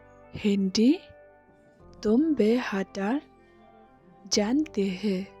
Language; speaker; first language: Hindi; non-native, local second language; Khasi